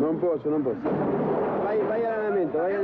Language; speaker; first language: Italian; non-native, learner; Spanish